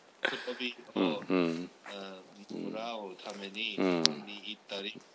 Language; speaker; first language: Japanese; non-native, learner; English